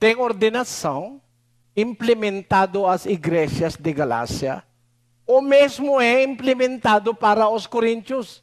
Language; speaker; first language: Portuguese; non-native, learner; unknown